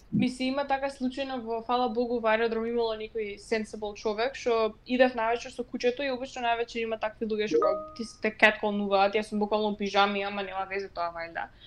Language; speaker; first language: Macedonian; native; Macedonian